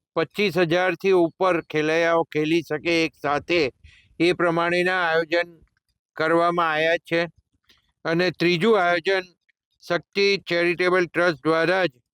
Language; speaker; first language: Gujarati; native; Gujarati